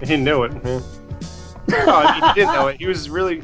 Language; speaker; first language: English; native; English